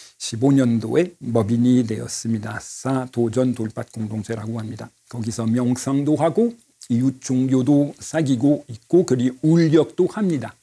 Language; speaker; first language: Korean; non-native, fluent; French